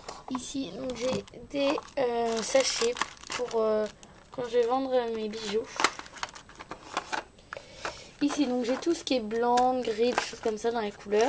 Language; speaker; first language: French; native; French